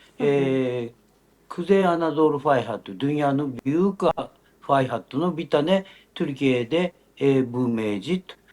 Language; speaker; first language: Turkish; non-native, learner; Japanese